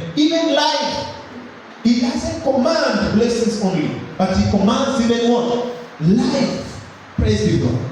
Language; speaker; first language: English; non-native, local second language; Swahili